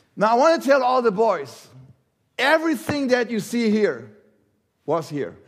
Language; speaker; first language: English; non-native, fluent; German